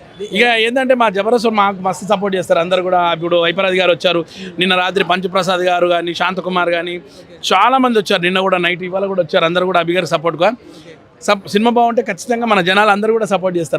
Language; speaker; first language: Telugu; native; Telugu